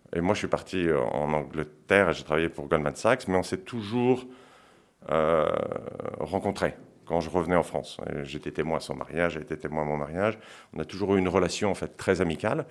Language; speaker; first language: French; early bilingual, other home language; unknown